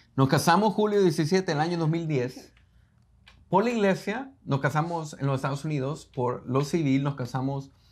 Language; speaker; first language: Spanish; native; Spanish